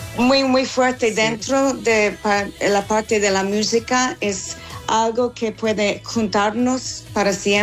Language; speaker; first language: Spanish; non-native, learner; English